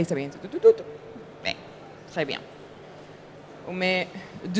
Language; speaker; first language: French; non-native, fluent; Spanish